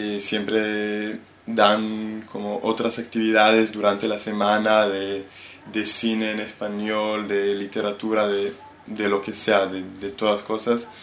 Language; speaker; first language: Spanish; non-native, fluent; Hebrew